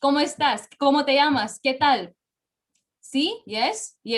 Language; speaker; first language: Spanish; non-native, fluent; Bangla